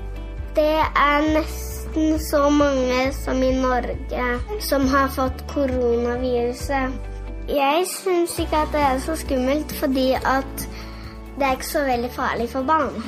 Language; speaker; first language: Norwegian; early bilingual, heritage; Norwegian